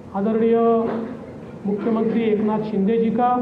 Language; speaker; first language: Hindi; non-native, local second language; Marathi